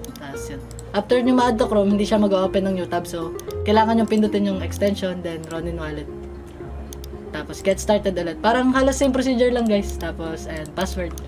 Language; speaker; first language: Filipino; native; Filipino